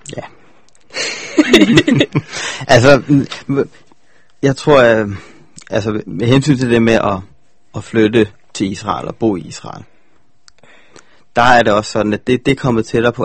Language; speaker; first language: Danish; native; Danish